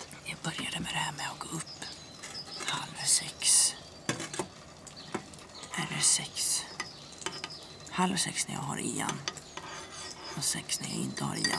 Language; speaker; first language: Swedish; native; Swedish